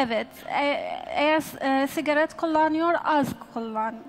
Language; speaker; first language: Turkish; non-native, learner; Arabic